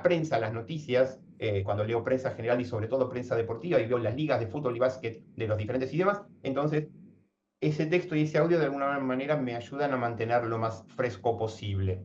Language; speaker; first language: Spanish; native; Spanish